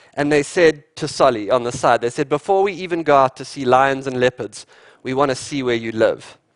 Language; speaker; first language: English; native; English